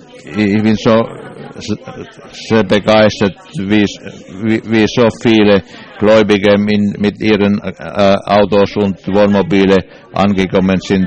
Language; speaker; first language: German; non-native, learner; English